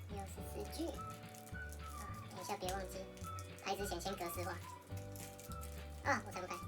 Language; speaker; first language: Chinese; non-native, learner; Filipino